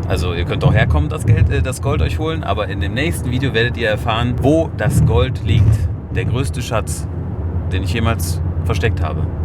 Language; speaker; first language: German; native; German